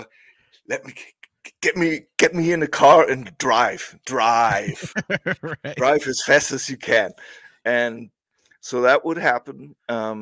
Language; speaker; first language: English; non-native, fluent; German